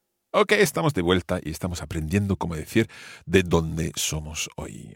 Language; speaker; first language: Spanish; non-native, fluent; English